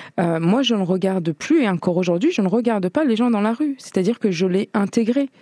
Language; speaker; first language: French; native; French